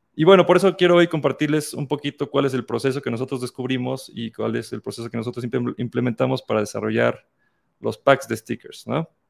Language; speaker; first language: Spanish; native; Spanish